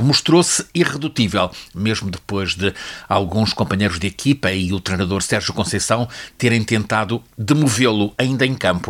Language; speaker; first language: Portuguese; native; Portuguese